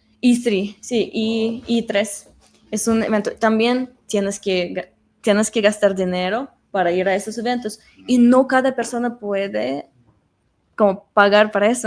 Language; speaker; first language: Spanish; non-native, fluent; Russian